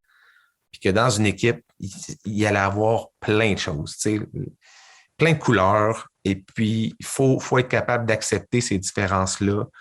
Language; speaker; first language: French; native; French